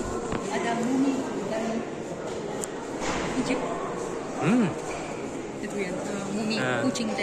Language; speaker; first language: Indonesian; non-native, fluent; Russian